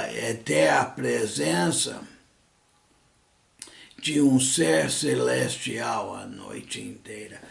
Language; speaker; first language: Portuguese; non-native, fluent; English